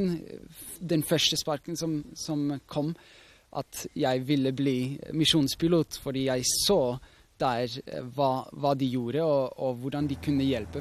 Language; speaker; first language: Norwegian; non-native, fluent; Swiss German